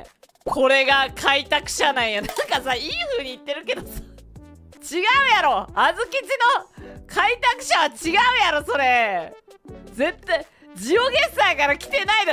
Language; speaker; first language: Japanese; native; Japanese